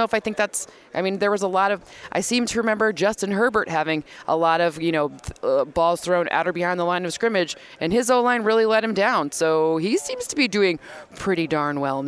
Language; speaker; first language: English; native; English